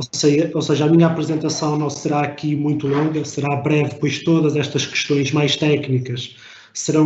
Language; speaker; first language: Portuguese; native; Portuguese